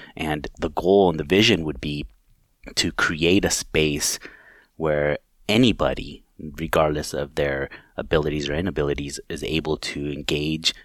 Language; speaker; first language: English; native; English